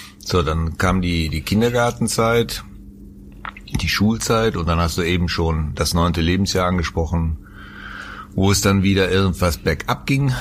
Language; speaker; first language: German; native; German